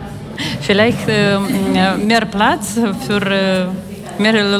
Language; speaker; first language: German; non-native, learner; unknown